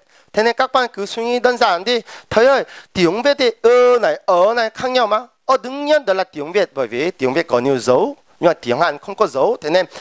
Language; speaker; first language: Vietnamese; non-native, fluent; Korean